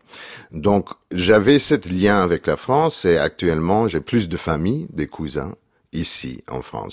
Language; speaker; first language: French; non-native, fluent; English